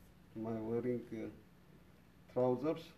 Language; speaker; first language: English; non-native, learner; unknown